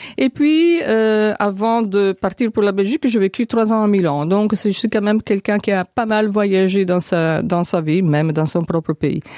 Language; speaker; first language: French; non-native, fluent; Italian